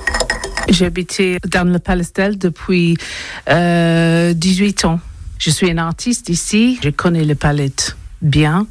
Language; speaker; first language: French; non-native, learner; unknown